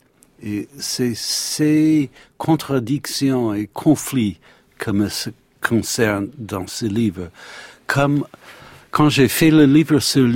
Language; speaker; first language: French; non-native, learner; English